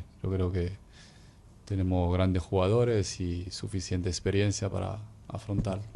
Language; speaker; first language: Spanish; non-native, fluent; Arabic